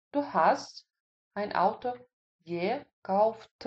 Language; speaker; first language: German; non-native, fluent; Russian